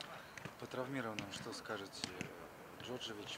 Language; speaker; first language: Russian; native; Russian